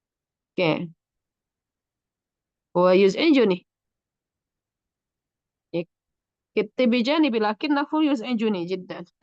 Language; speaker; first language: Arabic; non-native, fluent; Indonesian